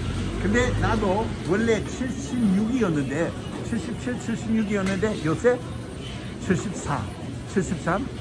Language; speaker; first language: Korean; non-native, fluent; English